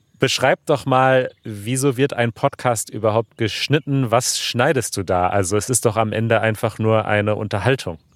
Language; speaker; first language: German; native; German